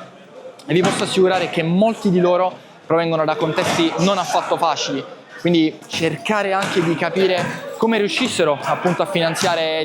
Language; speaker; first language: Italian; native; Italian